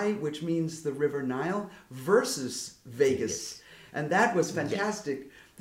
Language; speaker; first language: English; native; English